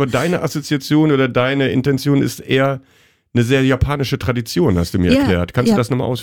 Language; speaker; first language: German; native; German